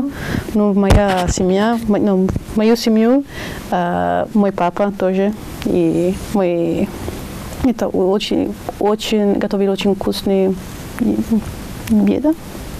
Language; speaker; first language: Russian; non-native, learner; Italian